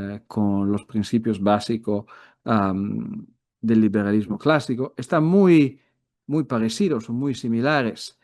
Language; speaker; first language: Spanish; non-native, fluent; Italian